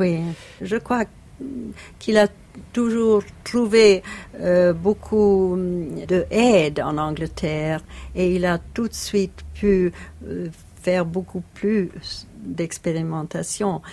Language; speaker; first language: French; non-native, fluent; Italian